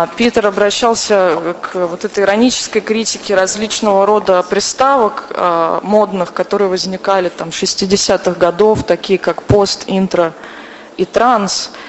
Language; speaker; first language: Russian; native; Russian